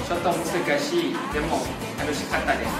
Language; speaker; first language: Japanese; non-native, learner; Thai